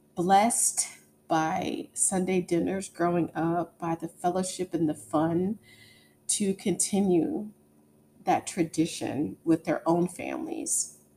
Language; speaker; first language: English; native; English